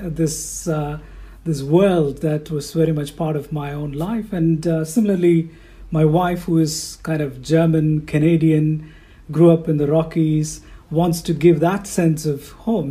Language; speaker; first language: English; non-native, local second language; Tamil